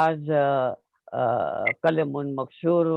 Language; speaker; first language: Arabic; non-native, learner; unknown